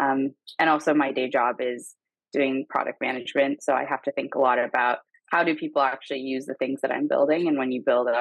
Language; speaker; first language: English; native; English